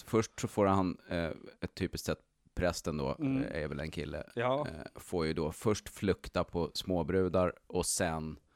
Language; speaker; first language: Swedish; native; Swedish